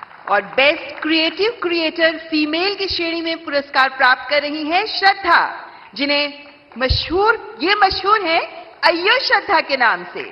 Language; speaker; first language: Hindi; native; Hindi